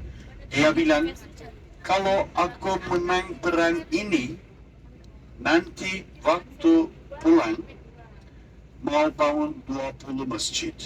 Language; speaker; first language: Indonesian; non-native, fluent; Turkish